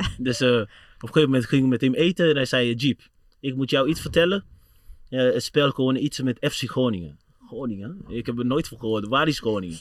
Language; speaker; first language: Dutch; non-native, fluent; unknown